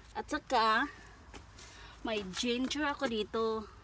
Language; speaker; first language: Filipino; non-native, local second language; Cebuano